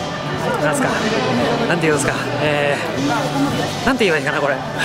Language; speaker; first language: Japanese; native; Japanese